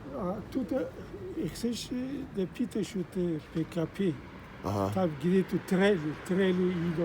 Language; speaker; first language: Polish; non-native, learner; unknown